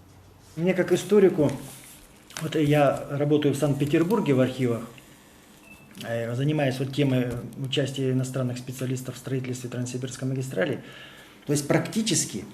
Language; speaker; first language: Russian; native; Russian